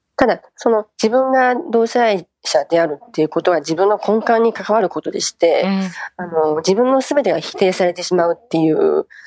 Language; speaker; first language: Japanese; non-native, fluent; Chinese